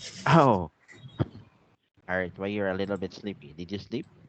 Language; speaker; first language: English; non-native, local second language; Filipino